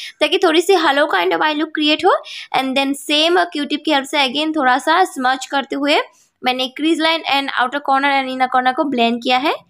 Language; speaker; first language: Hindi; non-native, local second language; Bangla